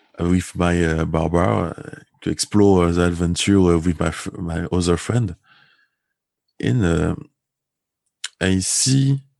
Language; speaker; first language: English; non-native, learner; French